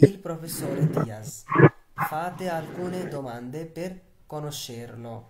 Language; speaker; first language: Italian; non-native, fluent; Bangla